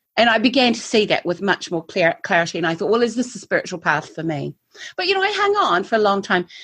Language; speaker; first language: English; native; English